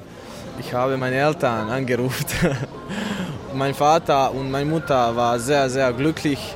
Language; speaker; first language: German; non-native, learner; Bosnian